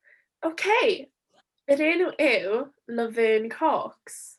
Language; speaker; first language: Welsh; non-native, local second language; English